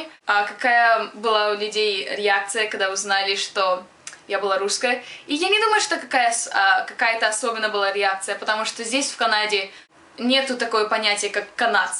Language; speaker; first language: Russian; early bilingual, other home language; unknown